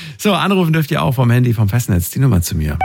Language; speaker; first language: German; native; German